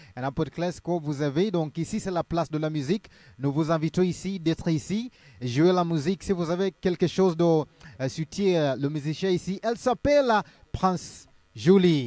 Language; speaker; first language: French; non-native, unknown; Luo (Kenya and Tanzania)